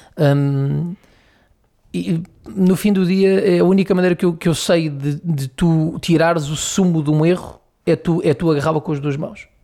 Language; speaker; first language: Portuguese; native; Portuguese